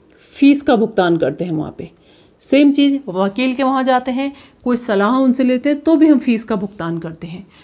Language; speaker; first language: Hindi; native; Hindi